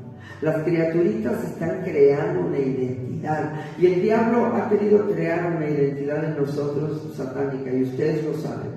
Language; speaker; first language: Spanish; native; Spanish